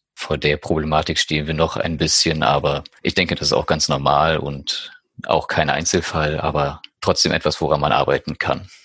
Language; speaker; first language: German; native; German